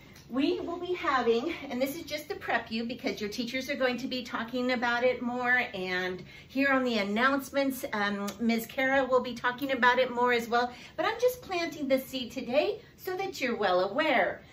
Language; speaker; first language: English; native; English